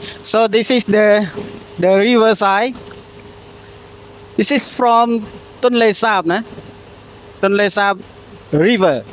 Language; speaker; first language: English; non-native, learner; Khmer